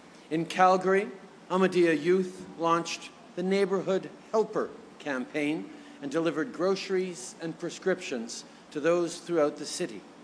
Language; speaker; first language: English; early bilingual, other home language; French